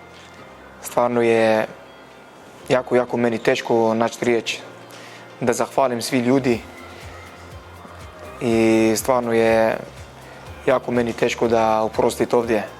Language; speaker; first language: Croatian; non-native, learner; Arabic